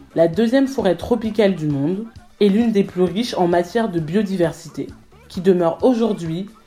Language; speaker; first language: French; native; French